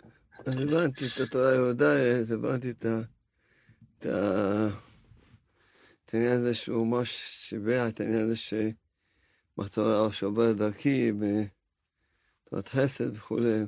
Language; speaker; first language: Hebrew; non-native, fluent; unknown